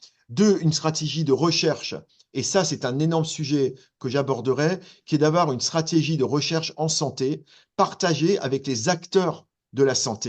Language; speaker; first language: French; native; French